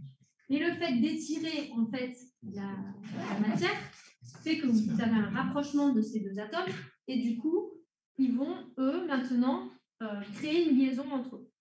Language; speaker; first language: French; native; French